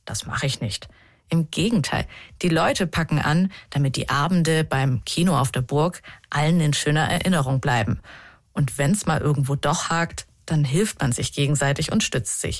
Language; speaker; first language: German; native; German